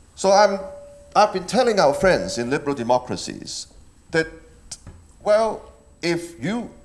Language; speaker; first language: English; non-native, local second language; Cantonese